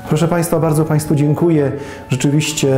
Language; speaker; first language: Polish; native; Polish